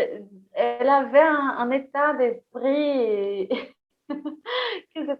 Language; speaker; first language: French; non-native, fluent; Portuguese